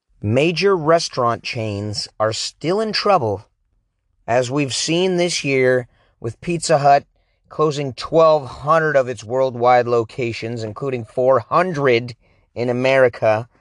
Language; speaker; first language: English; native; English